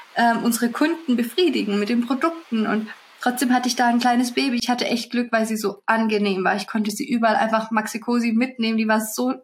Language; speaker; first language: German; early bilingual, other home language; Russian